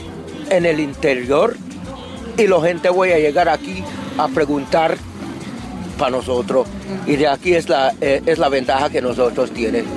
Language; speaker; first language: Spanish; non-native, local second language; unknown